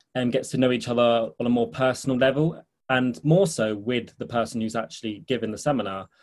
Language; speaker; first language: English; early bilingual, heritage; English